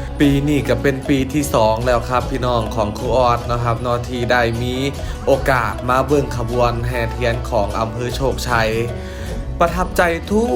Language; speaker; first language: Thai; non-native, local second language; Lao